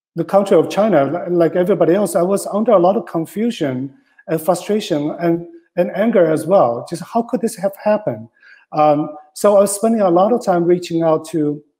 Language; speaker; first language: English; non-native, fluent; Chinese